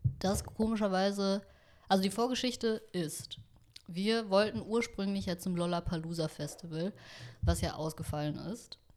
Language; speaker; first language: German; early bilingual, other home language; Vietnamese